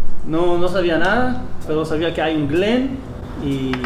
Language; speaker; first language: Spanish; non-native, fluent; Hebrew